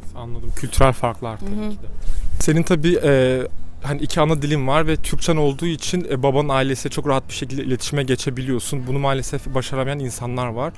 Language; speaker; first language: Turkish; native; Turkish